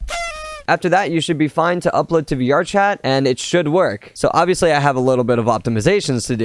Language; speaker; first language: English; native; English